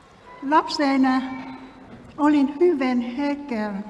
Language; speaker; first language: Finnish; non-native, learner; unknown